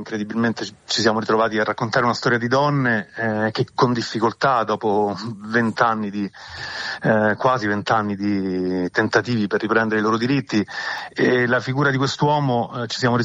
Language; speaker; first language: Italian; native; Italian